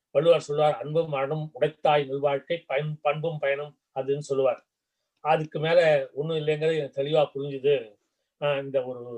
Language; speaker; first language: Tamil; native; Tamil